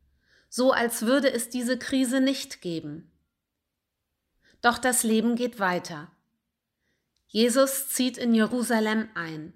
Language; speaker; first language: German; native; German